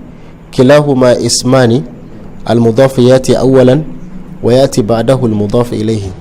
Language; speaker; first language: Arabic; non-native, fluent; Hausa